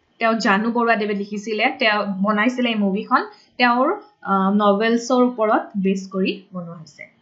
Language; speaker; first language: Assamese; native; Assamese